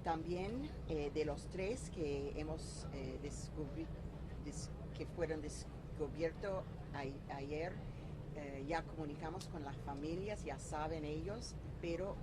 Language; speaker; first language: Spanish; non-native, fluent; English